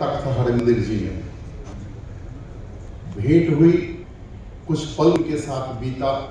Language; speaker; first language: Hindi; native; Hindi